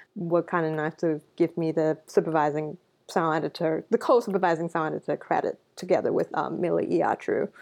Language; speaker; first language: English; non-native, local second language; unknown